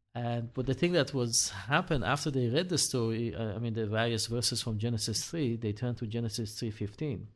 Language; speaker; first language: English; non-native, fluent; Hebrew